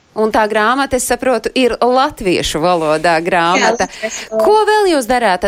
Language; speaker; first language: Latvian; native; Latvian